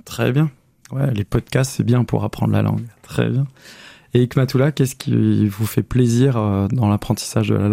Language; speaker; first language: French; native; French